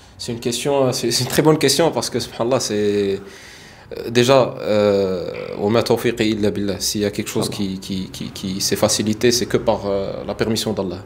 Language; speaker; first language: French; early bilingual, other home language; Arabic